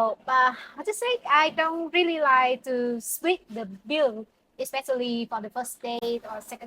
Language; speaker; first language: English; non-native, learner; Vietnamese